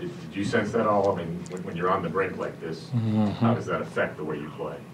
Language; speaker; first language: English; native; English